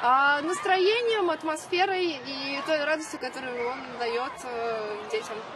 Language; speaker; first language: Russian; native; Russian